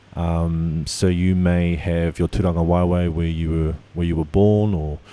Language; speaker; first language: English; native; English